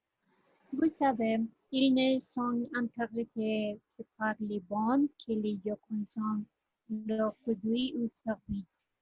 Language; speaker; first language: French; non-native, learner; Spanish